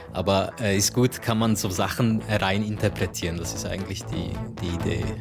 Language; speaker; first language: German; native; German